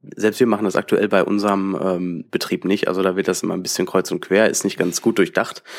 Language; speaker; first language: German; native; German